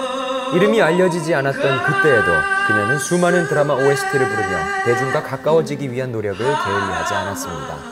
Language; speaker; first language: Korean; native; Korean